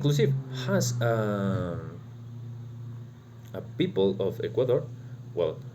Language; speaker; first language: English; non-native, learner; Spanish